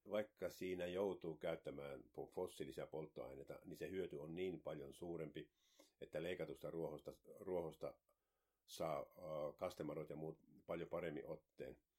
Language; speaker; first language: Finnish; native; Finnish